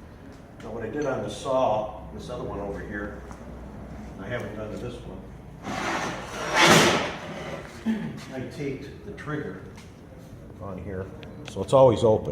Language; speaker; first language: English; native; English